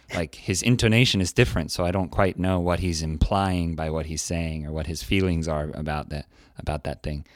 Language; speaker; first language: English; native; English